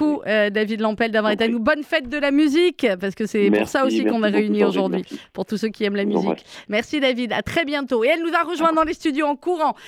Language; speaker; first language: French; native; French